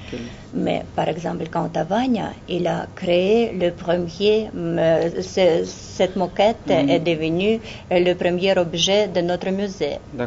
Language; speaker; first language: French; non-native, fluent; Russian